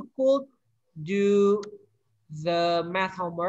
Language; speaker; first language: English; non-native, fluent; Indonesian